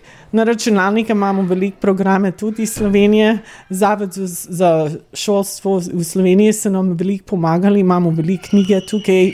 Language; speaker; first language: Slovenian; early bilingual, heritage; Slovenian